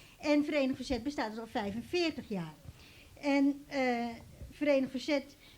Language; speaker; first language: Dutch; native; Dutch